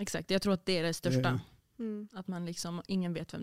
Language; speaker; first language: Swedish; native; Swedish